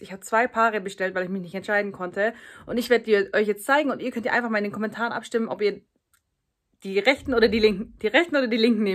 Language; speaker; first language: German; early bilingual, other home language; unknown